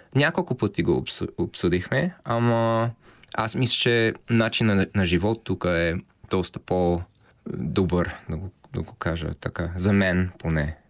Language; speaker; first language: Bulgarian; non-native, fluent; English